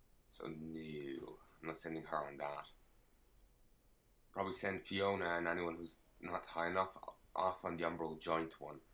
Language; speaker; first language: English; native; English